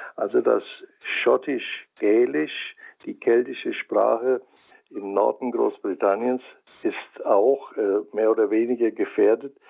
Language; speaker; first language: German; native; German